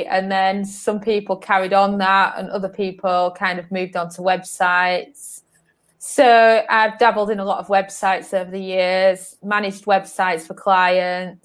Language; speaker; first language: English; native; English